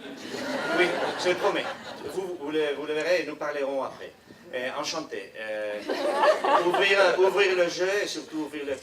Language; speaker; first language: French; non-native, learner; Spanish